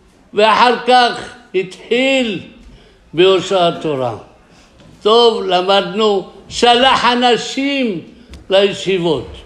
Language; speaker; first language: Hebrew; non-native, fluent; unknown